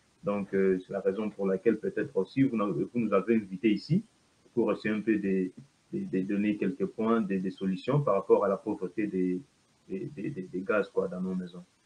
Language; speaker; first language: French; non-native, local second language; Lingala